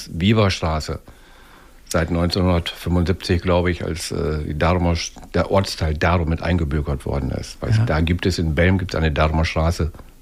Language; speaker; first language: German; native; German